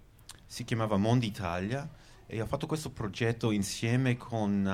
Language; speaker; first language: Italian; early bilingual, heritage; Venetian